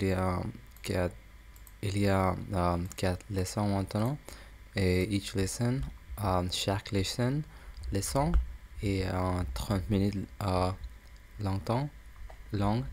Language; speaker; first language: French; non-native, learner; English